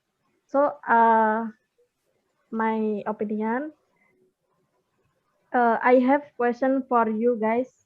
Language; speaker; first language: English; non-native, learner; Indonesian